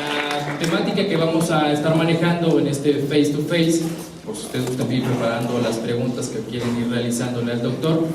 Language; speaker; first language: Spanish; native; Spanish